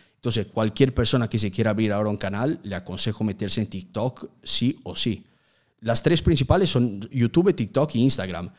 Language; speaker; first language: Spanish; non-native, fluent; Italian